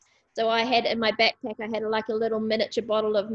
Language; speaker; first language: English; native; English